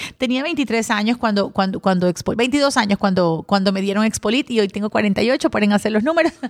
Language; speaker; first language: Spanish; early bilingual, other home language; English